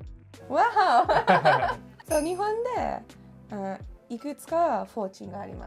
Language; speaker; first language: Japanese; non-native, learner; English